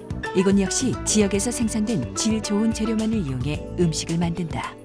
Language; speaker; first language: Korean; native; Korean